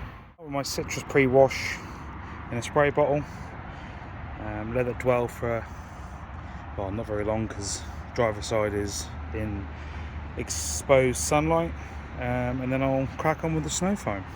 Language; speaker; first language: English; native; English